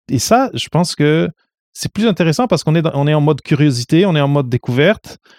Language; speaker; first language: French; non-native, fluent; Portuguese